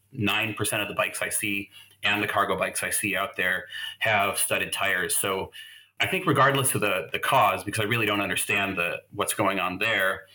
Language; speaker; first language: English; native; English